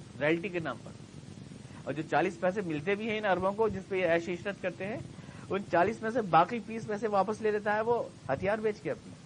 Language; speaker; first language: Urdu; native; Urdu